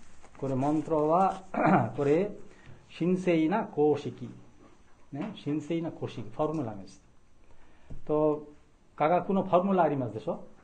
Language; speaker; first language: Japanese; non-native, fluent; Bangla